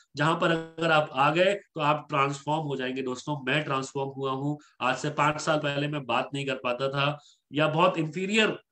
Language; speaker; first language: Hindi; native; Hindi